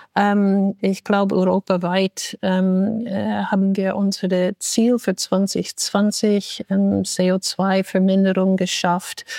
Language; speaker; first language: German; non-native, fluent; English